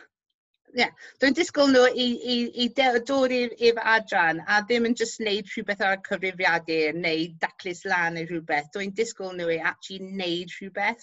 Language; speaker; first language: Welsh; non-native, local second language; English